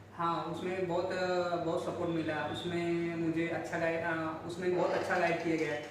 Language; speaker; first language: Hindi; native; Hindi